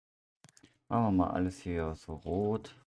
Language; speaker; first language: German; native; German